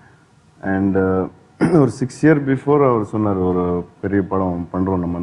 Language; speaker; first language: Tamil; non-native, learner; Telugu